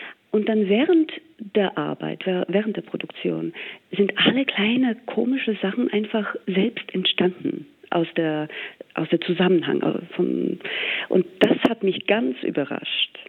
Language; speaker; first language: German; non-native, fluent; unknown